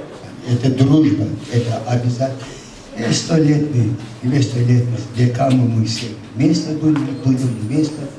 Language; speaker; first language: Russian; non-native, local second language; Azerbaijani